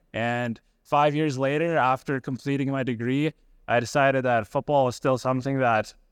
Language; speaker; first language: English; native; English